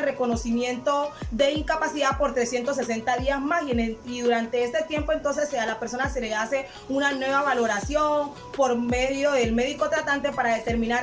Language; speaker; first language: Spanish; native; Spanish